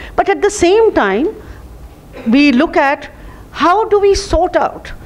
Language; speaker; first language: English; non-native, local second language; Hindi